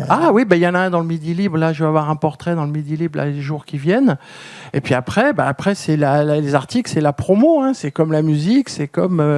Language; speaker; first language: French; native; French